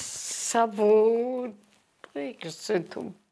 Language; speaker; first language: French; non-native, learner; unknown